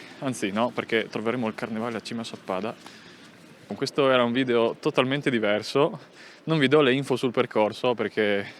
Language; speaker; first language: Italian; native; Italian